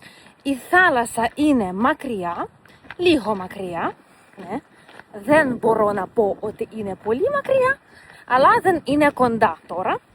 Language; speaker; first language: Greek; non-native, fluent; Russian